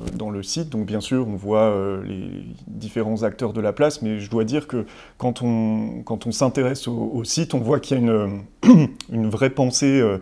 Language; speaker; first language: French; native; French